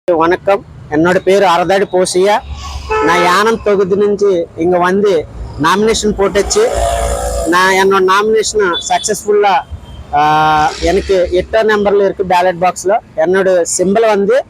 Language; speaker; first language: Tamil; non-native, local second language; Telugu